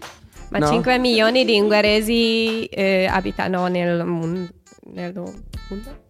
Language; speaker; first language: Italian; non-native, learner; Hungarian